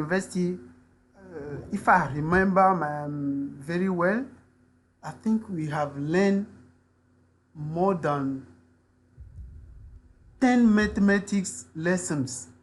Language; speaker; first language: English; non-native, learner; French